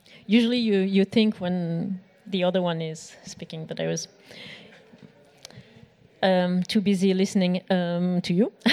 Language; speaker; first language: English; non-native, fluent; French